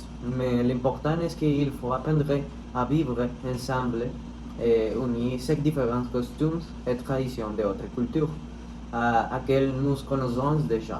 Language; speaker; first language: French; non-native, learner; Spanish